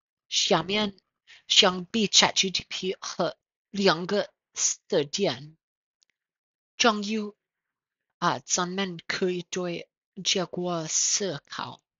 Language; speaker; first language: Chinese; non-native, learner; English